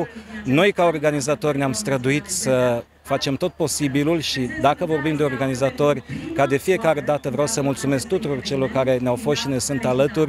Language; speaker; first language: Romanian; native; Romanian